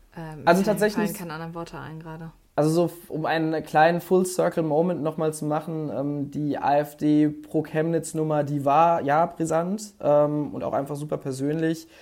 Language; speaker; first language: German; native; German